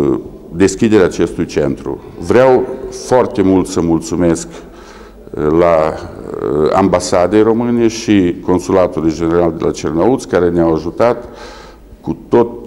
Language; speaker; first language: Romanian; early bilingual, heritage; Romanian